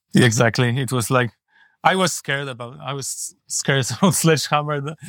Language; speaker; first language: English; non-native, learner; Polish